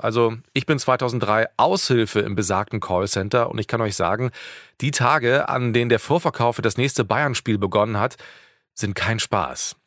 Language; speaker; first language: German; native; German